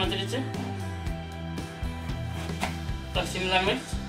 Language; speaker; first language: Russian; non-native, learner; Hindi